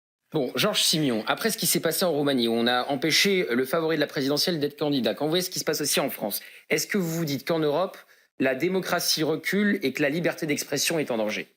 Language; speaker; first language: French; native; French